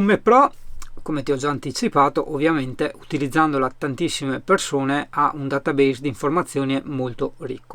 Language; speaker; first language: Italian; native; Italian